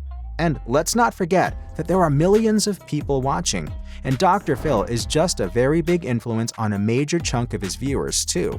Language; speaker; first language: English; native; English